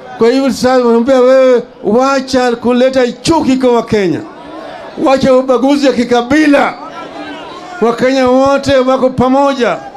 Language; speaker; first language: Swahili; non-native, local second language; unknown